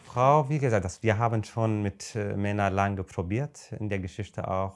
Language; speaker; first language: German; non-native, fluent; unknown